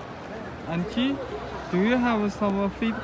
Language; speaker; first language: English; non-native, learner; Chinese